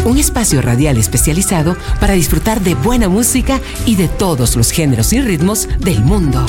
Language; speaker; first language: Spanish; native; Spanish